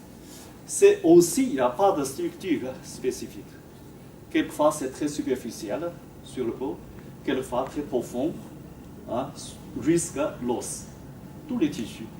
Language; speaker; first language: French; non-native, fluent; Chinese